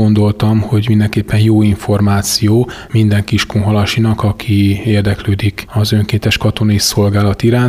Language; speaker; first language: Hungarian; native; Hungarian